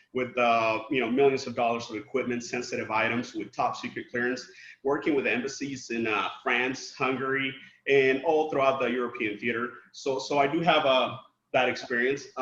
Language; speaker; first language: English; non-native, fluent; Spanish